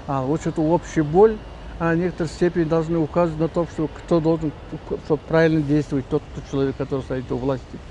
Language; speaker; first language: Russian; non-native, local second language; Kazakh